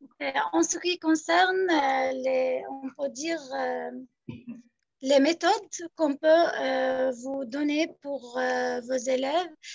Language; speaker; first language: French; non-native, fluent; Arabic